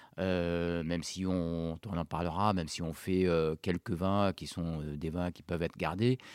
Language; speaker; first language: French; non-native, local second language; Arabic